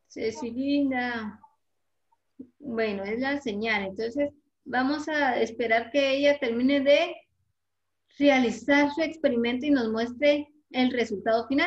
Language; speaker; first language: Spanish; native; Spanish